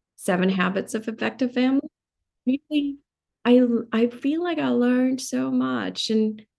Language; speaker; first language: English; non-native, local second language; Hindi